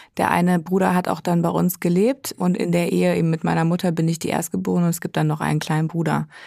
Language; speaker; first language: German; native; German